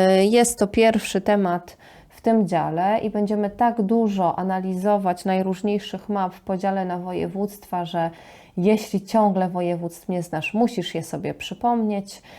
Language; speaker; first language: Polish; native; Polish